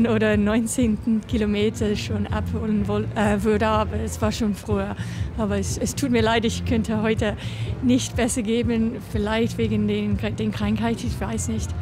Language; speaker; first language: German; non-native, learner; English